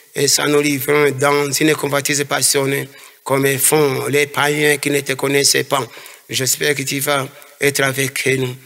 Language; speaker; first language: French; non-native, local second language; Kinyarwanda